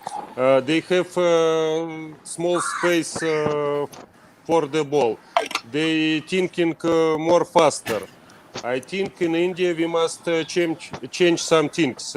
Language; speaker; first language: English; non-native, learner; Russian